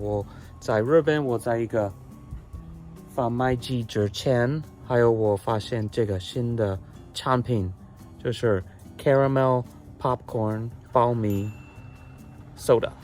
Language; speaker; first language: Chinese; non-native, learner; English